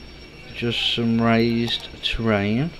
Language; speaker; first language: English; native; English